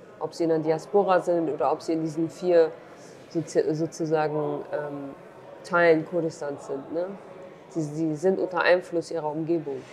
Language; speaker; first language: German; early bilingual, other home language; Kurdish